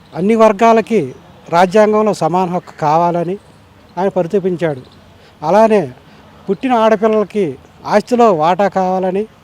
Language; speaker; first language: Telugu; native; Telugu